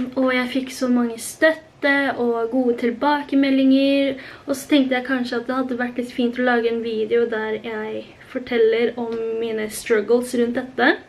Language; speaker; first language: Norwegian; early bilingual, other home language; Korean